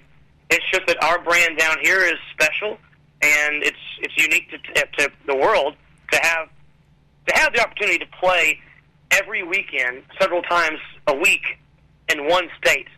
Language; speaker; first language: English; native; English